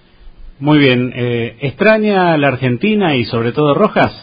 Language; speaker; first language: Spanish; native; Spanish